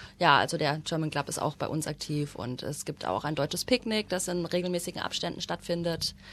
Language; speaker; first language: German; native; German